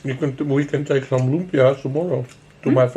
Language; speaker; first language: English; non-native, fluent; Dutch